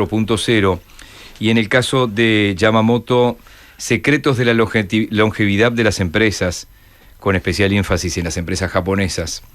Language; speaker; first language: Spanish; native; Spanish